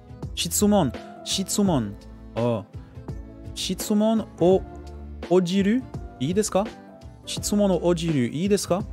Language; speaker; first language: Japanese; non-native, learner; French